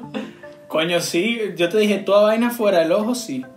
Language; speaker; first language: Spanish; native; Spanish